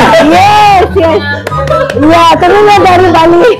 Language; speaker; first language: Indonesian; non-native, learner; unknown